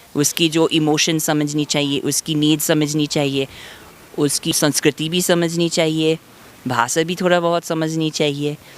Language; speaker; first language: Hindi; non-native, fluent; English